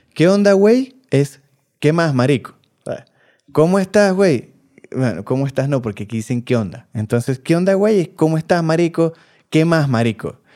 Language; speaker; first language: Spanish; native; Spanish